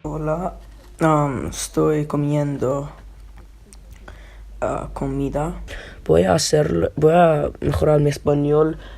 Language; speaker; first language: Spanish; non-native, learner; English